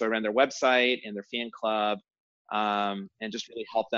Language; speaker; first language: English; native; English